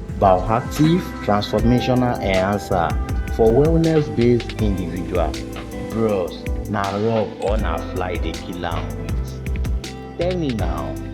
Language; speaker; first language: Nigerian Pidgin; native; Nigerian Pidgin